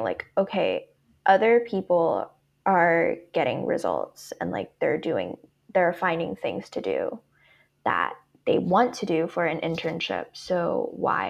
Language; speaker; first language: English; non-native, local second language; Cantonese